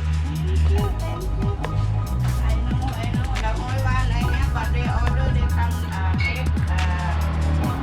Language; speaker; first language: English; non-native, learner; Thai